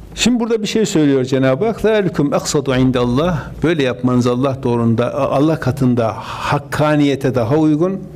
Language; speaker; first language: Turkish; native; Turkish